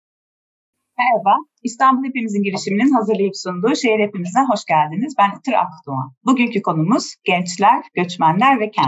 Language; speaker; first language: Turkish; native; Turkish